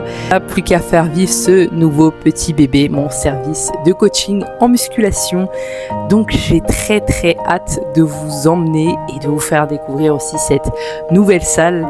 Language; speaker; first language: French; native; French